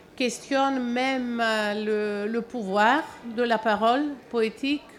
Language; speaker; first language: French; non-native, fluent; Greek